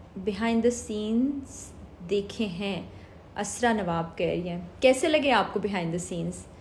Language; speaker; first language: Urdu; native; Urdu